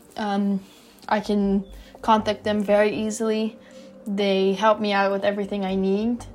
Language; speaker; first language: English; non-native, fluent; Dutch